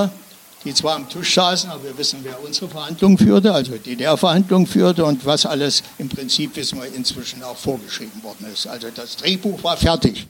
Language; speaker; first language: German; native; German